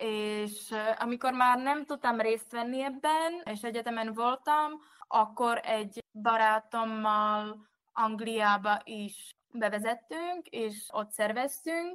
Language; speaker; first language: Hungarian; non-native, fluent; Czech